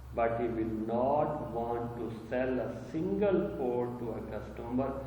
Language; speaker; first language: English; non-native, local second language; Urdu